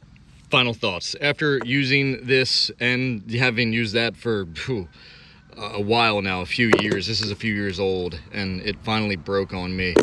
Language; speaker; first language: English; native; English